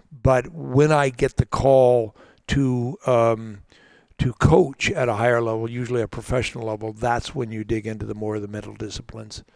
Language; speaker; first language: English; native; English